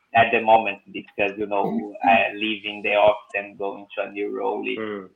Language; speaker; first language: English; non-native, learner; Portuguese